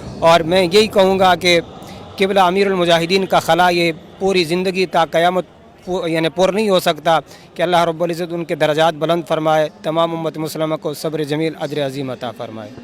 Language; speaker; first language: Urdu; non-native, local second language; Pahari-Potwari